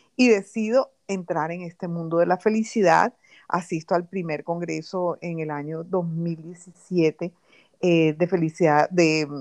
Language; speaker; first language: Spanish; native; Spanish